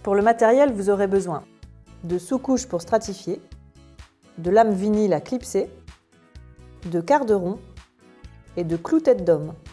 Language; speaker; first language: French; native; French